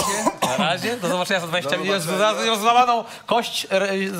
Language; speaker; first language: Polish; native; Polish